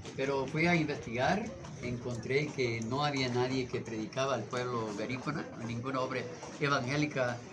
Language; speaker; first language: Spanish; non-native, fluent; English